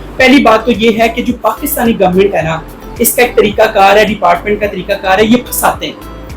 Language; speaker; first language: Urdu; non-native, local second language; Punjabi